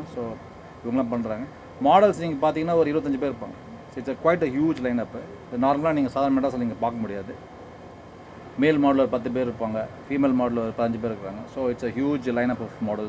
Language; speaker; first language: Tamil; native; Tamil